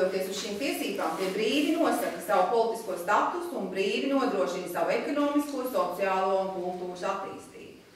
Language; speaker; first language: Latvian; native; Latvian